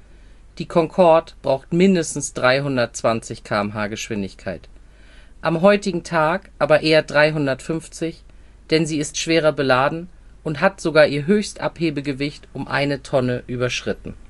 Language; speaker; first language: German; native; German